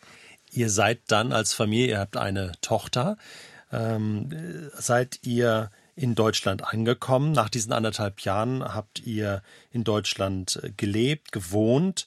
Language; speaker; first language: German; native; German